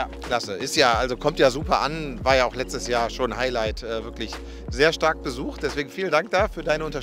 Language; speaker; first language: German; native; German